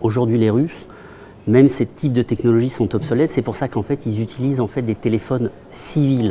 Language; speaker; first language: French; native; French